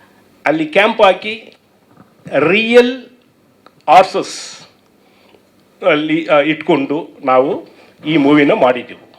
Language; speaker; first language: Kannada; non-native, learner; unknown